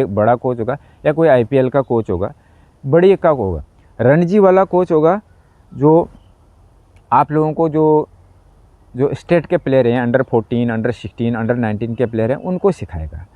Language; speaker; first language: Hindi; native; Hindi